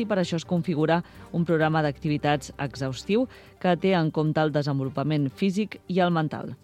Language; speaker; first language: Catalan; native; Catalan